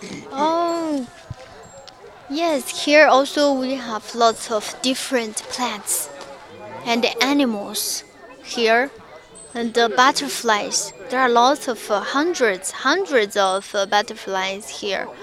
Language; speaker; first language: English; non-native, fluent; Chinese